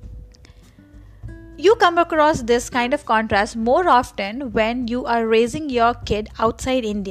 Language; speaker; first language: English; non-native, local second language; Marathi